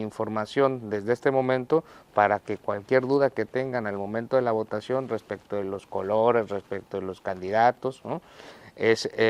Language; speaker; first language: Spanish; native; Spanish